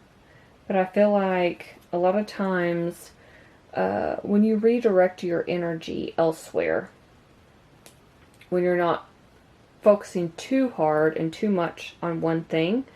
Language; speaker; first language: English; native; English